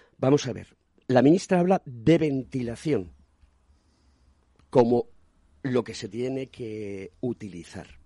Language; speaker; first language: Spanish; native; Spanish